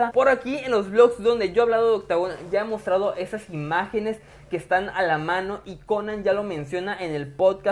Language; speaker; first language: Spanish; native; Spanish